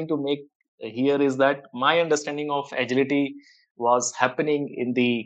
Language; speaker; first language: English; non-native, local second language; Hindi